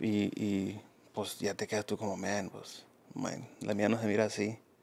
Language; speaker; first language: Spanish; early bilingual, heritage; Spanish